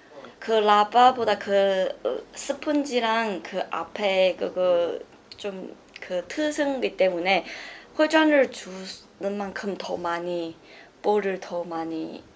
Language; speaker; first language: Korean; non-native, learner; Chinese